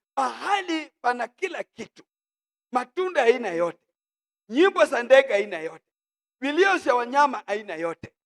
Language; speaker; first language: Swahili; non-native, local second language; Luo (Kenya and Tanzania)